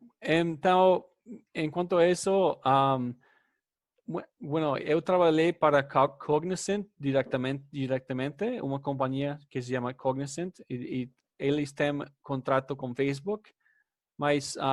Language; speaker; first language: Portuguese; non-native, learner; English